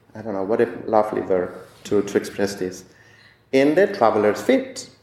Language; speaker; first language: English; non-native, fluent; Spanish